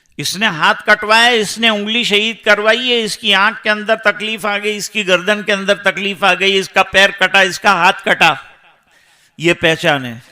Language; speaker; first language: Urdu; non-native, local second language; Gujarati